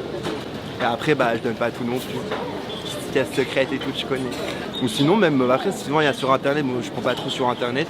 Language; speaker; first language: French; native; French